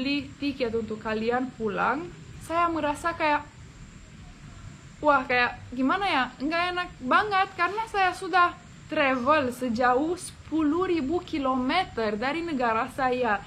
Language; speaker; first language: Indonesian; non-native, fluent; Romanian